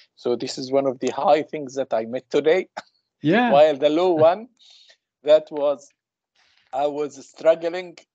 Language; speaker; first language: English; non-native, fluent; Ukrainian